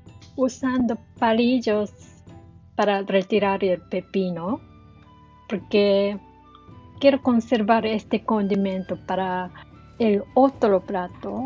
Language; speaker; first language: Spanish; non-native, learner; Japanese